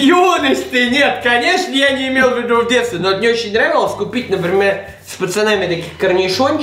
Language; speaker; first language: Russian; native; Russian